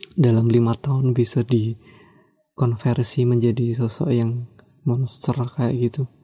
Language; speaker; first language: Indonesian; non-native, local second language; Javanese